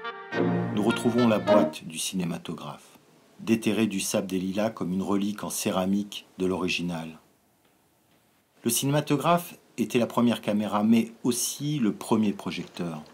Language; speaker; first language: French; native; French